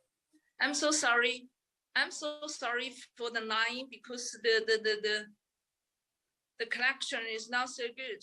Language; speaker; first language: English; non-native, learner; Chinese